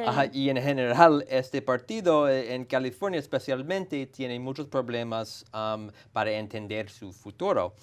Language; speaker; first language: Spanish; non-native, fluent; English